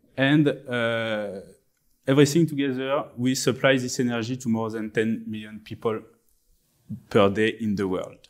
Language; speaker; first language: English; non-native, fluent; French